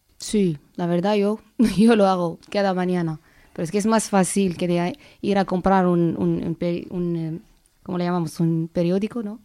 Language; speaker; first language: Spanish; non-native, fluent; Arabic